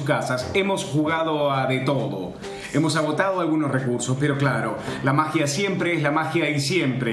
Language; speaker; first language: Spanish; native; Spanish